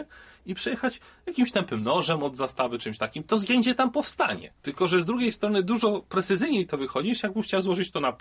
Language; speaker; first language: Polish; native; Polish